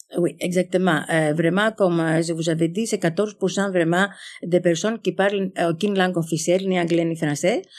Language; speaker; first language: French; non-native, fluent; Greek